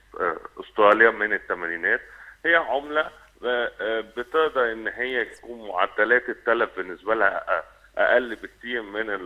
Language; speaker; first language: Arabic; native; Arabic